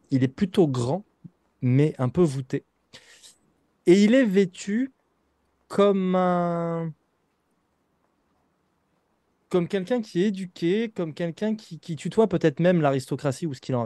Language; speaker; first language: French; native; French